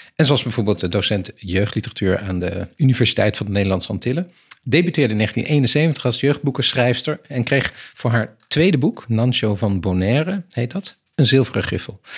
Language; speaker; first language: Dutch; native; Dutch